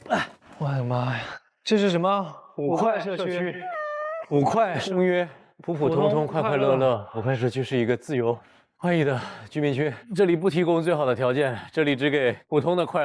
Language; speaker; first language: Chinese; native; Chinese